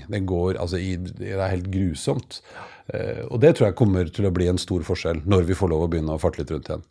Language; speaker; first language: Norwegian; native; Norwegian